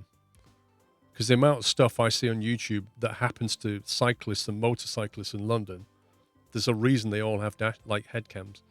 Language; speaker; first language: English; native; English